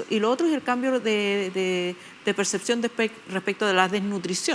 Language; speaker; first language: Spanish; native; Spanish